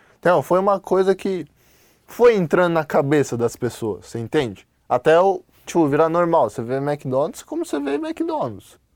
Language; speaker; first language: Portuguese; non-native, fluent; Chinese